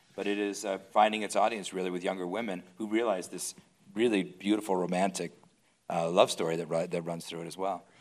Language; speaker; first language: English; native; English